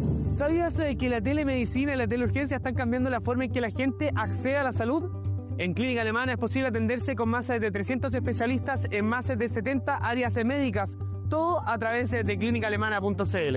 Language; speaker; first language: Spanish; native; Spanish